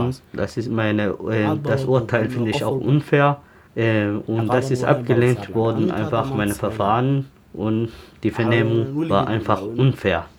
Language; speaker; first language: German; non-native, learner; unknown